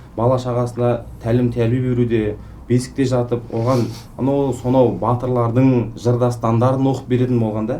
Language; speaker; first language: Kazakh; native; Kazakh